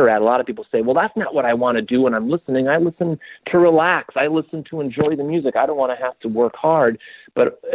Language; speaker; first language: English; native; English